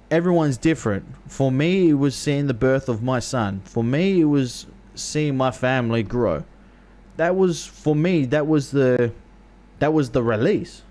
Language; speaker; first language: English; native; English